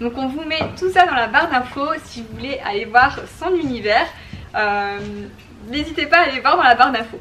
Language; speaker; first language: French; native; French